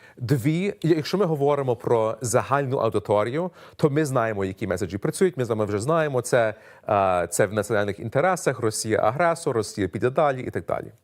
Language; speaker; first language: Ukrainian; early bilingual, heritage; Ukrainian